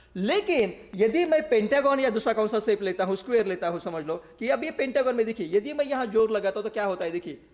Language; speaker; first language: Hindi; non-native, local second language; Marathi